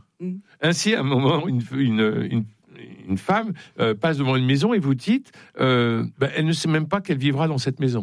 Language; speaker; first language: French; native; French